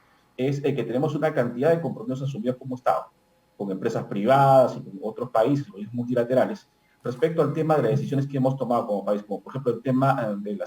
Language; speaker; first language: Spanish; native; Spanish